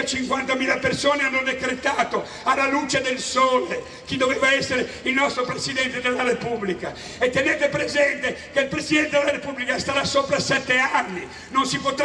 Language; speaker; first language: Italian; native; Italian